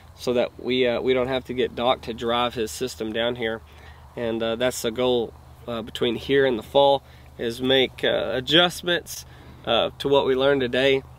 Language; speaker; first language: English; native; English